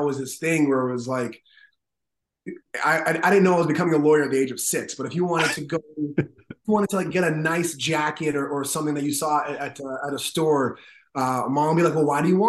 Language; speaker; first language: English; native; English